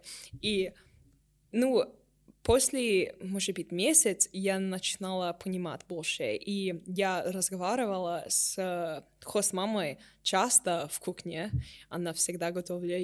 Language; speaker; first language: Russian; non-native, learner; English